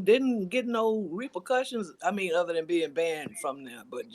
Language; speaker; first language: English; native; English